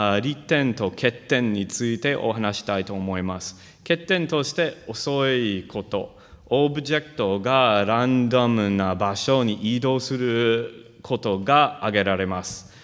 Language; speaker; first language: Japanese; non-native, fluent; English